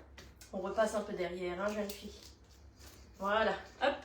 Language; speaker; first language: French; native; French